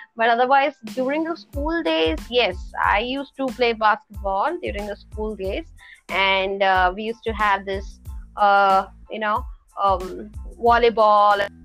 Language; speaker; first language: English; non-native, local second language; Telugu